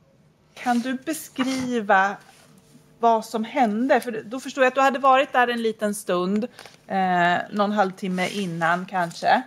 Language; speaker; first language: Swedish; native; Swedish